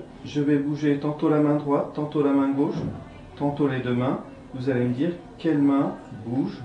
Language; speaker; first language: French; native; French